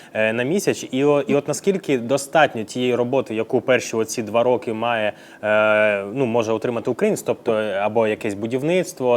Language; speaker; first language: Ukrainian; native; Ukrainian